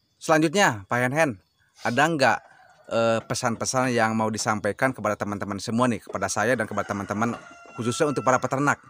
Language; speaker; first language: Indonesian; non-native, local second language; Javanese